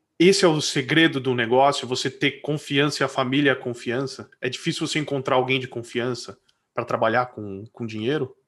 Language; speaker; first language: Portuguese; native; Portuguese